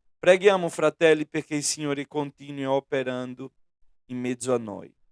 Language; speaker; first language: Italian; non-native, fluent; Portuguese